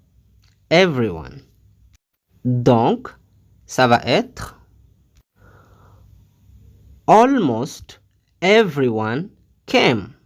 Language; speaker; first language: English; non-native, fluent; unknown